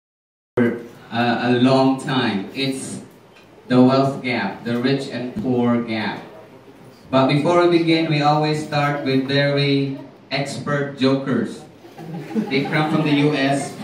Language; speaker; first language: English; non-native, learner; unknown